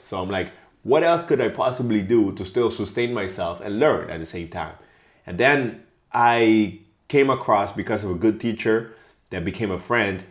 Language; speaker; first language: English; non-native, fluent; Papiamento